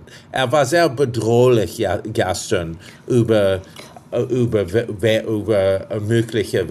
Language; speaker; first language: German; non-native, fluent; English